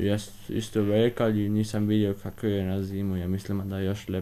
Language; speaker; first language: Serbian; early bilingual, heritage; Serbian